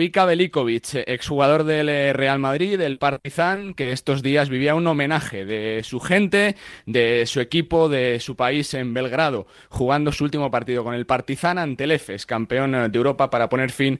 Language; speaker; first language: Spanish; native; Spanish